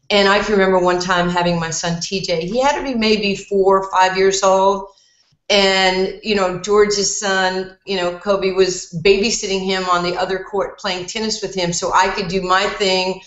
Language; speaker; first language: English; native; English